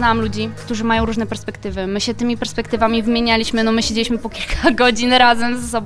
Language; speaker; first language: Polish; native; Polish